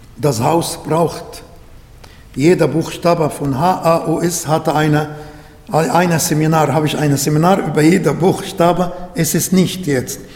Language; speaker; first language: German; non-native, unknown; Arabic